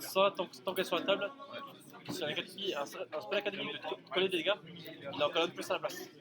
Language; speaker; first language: French; native; French